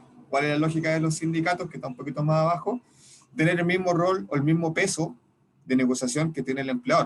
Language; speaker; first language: Spanish; native; Spanish